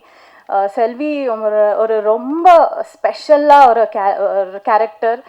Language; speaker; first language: Tamil; non-native, learner; Kannada